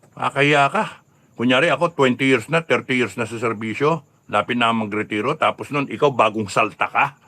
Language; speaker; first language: Filipino; native; Filipino